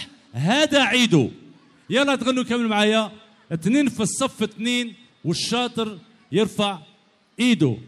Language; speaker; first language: Arabic; native; Arabic